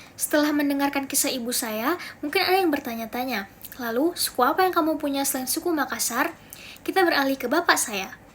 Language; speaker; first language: Indonesian; native; Indonesian